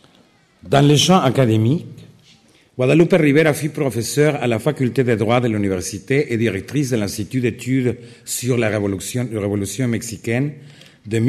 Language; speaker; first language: French; non-native, fluent; Spanish